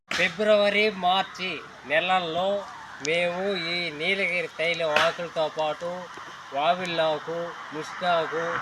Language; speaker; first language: Telugu; native; Telugu